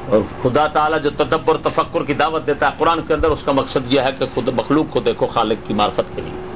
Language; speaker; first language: Urdu; non-native, local second language; Punjabi